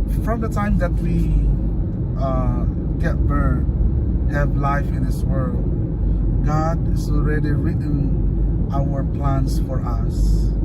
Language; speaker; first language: English; non-native, local second language; Filipino